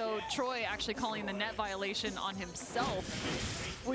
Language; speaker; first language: English; native; English